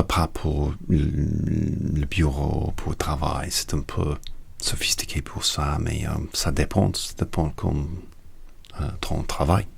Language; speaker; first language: French; non-native, learner; English